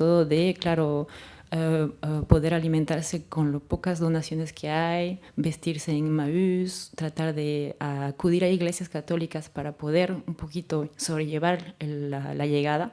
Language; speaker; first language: Spanish; native; Spanish